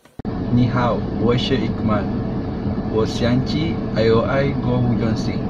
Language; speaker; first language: Chinese; non-native, learner; Malay